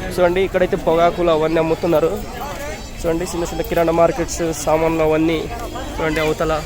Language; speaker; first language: Telugu; non-native, local second language; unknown